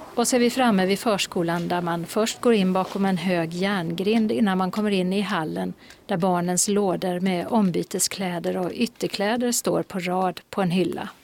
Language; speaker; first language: Swedish; native; Swedish